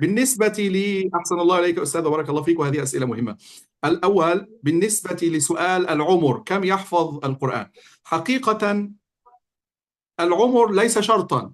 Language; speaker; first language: Arabic; native; Arabic